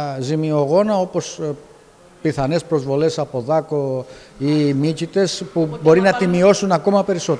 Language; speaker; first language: Greek; native; Greek